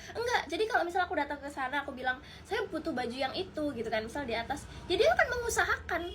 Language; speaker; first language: Indonesian; native; Indonesian